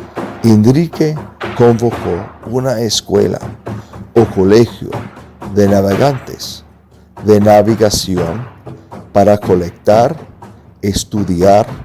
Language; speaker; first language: Spanish; non-native, fluent; English